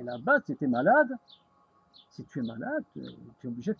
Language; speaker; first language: French; native; French